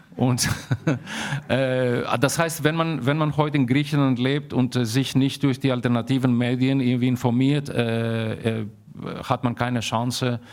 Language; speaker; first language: German; early bilingual, heritage; German